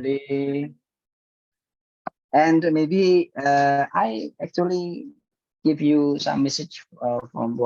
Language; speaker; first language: English; non-native, learner; Indonesian